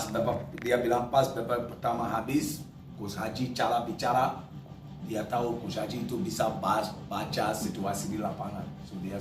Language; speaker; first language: Indonesian; non-native, fluent; English